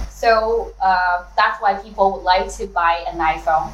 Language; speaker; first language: English; non-native, fluent; Chinese